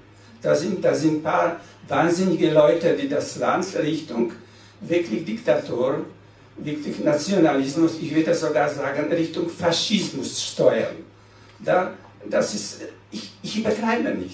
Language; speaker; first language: German; non-native, fluent; Polish